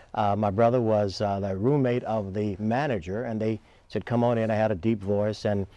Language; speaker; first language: English; native; English